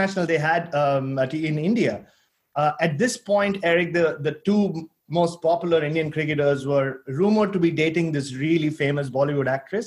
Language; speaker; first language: English; non-native, local second language; Tamil